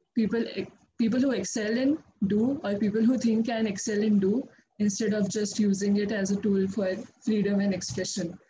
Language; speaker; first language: English; non-native, local second language; Hindi